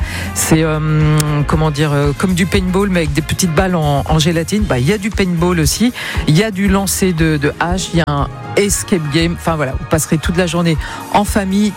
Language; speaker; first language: French; native; French